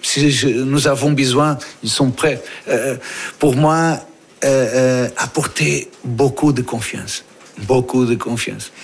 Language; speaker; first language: French; non-native, learner; Portuguese